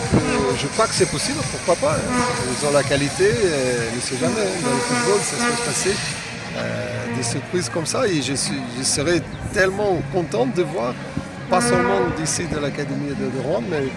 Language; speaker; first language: French; non-native, fluent; Portuguese